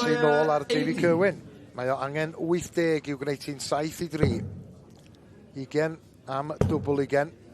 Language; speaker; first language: Welsh; native; Welsh